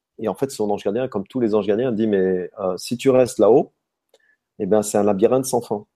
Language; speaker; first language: French; native; French